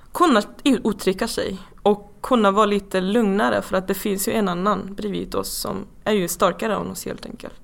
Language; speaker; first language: Swedish; non-native, fluent; Persian